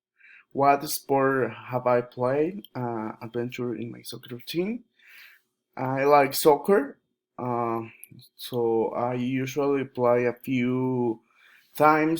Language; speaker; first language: English; non-native, learner; Spanish